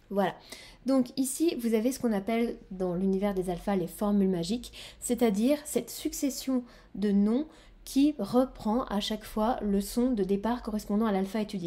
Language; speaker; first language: French; native; French